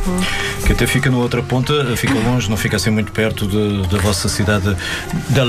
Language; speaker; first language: Portuguese; native; Portuguese